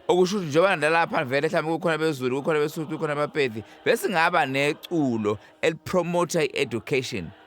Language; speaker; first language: Zulu; native; Zulu